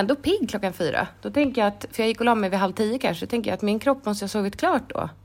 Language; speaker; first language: Swedish; native; Swedish